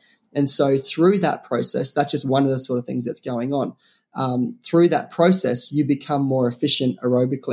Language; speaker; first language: English; native; English